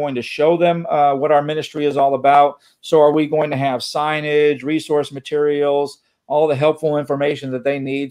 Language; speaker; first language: English; native; English